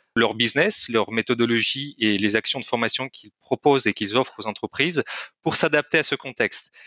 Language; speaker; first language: French; non-native, fluent; Russian